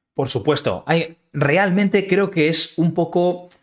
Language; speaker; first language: Spanish; native; Spanish